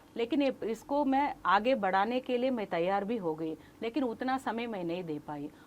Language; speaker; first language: Hindi; non-native, local second language; Kannada